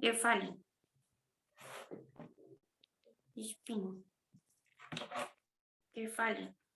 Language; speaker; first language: German; non-native, fluent; Spanish